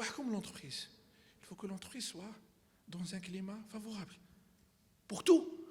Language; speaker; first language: French; non-native, local second language; Arabic